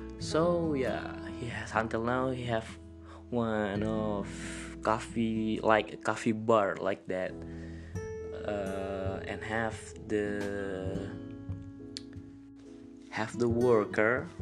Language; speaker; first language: English; non-native, learner; Indonesian